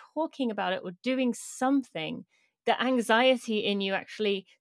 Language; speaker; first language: English; native; English